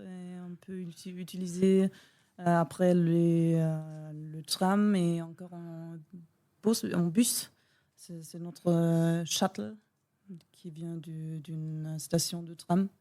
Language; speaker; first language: French; non-native, learner; German